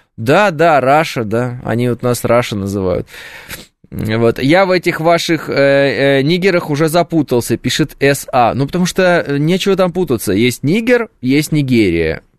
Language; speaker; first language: Russian; native; Russian